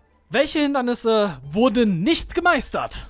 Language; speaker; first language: German; native; German